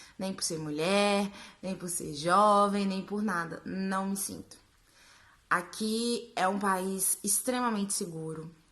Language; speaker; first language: Portuguese; native; Portuguese